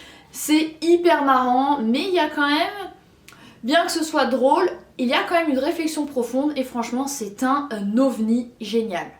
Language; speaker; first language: French; native; French